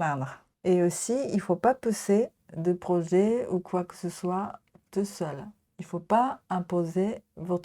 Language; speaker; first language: French; non-native, learner; Japanese